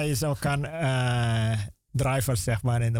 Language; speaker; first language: Dutch; non-native, learner; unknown